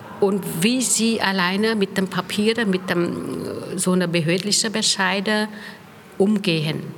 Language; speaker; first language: German; non-native, fluent; Vietnamese